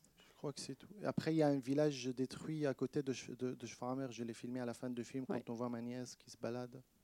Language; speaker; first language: French; non-native, fluent; Arabic